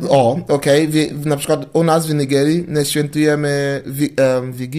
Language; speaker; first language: Polish; non-native, learner; English